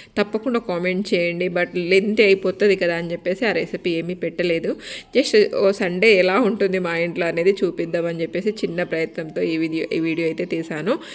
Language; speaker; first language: Telugu; native; Telugu